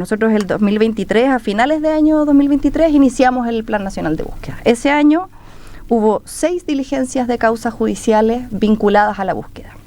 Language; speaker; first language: Spanish; native; Spanish